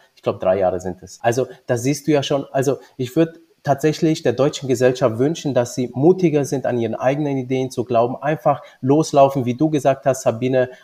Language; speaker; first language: German; early bilingual, other home language; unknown